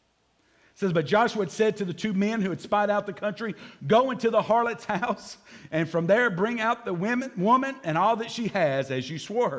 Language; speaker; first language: English; native; English